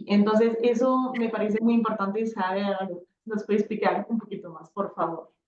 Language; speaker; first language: Spanish; non-native, fluent; French